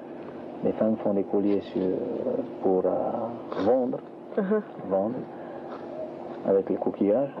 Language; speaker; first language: French; non-native, local second language; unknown